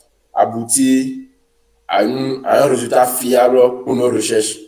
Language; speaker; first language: French; non-native, local second language; Fon